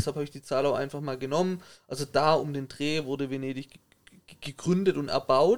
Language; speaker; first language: German; native; German